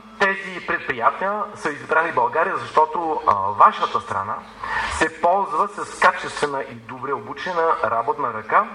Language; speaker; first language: Bulgarian; non-native, fluent; French